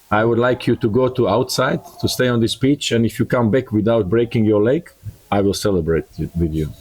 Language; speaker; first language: English; non-native, learner; Croatian